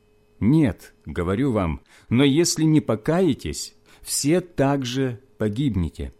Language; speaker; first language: Russian; native; Russian